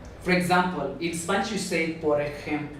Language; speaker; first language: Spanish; non-native, fluent; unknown